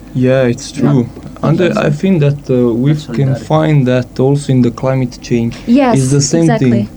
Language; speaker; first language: English; non-native, fluent; Italian